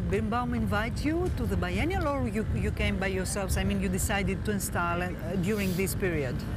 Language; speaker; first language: English; non-native, fluent; Greek